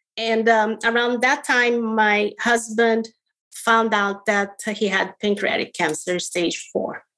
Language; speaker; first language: English; non-native, fluent; Portuguese